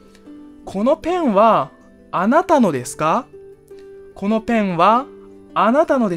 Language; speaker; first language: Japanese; non-native, fluent; Chinese